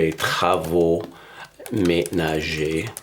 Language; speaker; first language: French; non-native, fluent; English